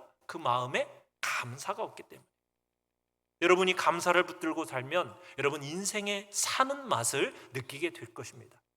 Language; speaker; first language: Korean; native; Korean